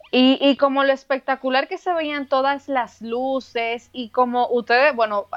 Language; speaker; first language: Spanish; native; Spanish